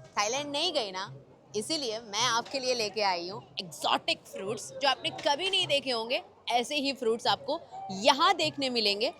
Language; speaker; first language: Hindi; non-native, local second language; Gujarati